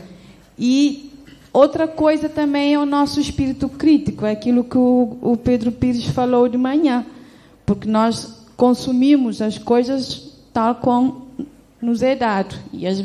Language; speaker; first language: Portuguese; non-native, local second language; Kabuverdianu